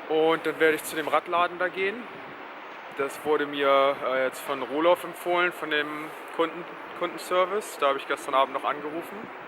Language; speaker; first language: German; native; German